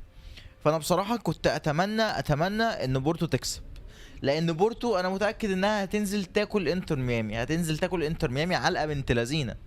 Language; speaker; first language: Arabic; native; Arabic